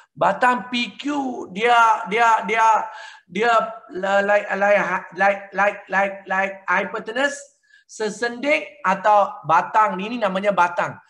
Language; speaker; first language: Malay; native; Malay